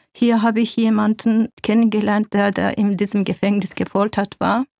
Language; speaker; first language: German; non-native, fluent; Kurdish